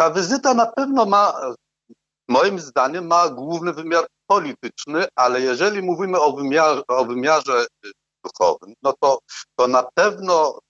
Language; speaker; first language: Polish; non-native, fluent; Arabic